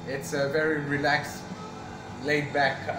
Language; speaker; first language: English; non-native, fluent; French